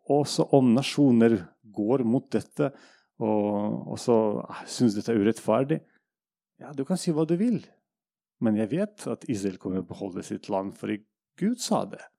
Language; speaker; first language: Norwegian; non-native, fluent; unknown